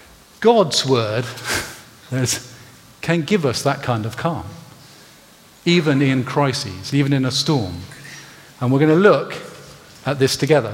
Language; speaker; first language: English; native; English